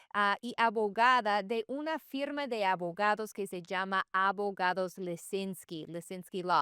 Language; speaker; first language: Spanish; non-native, fluent; English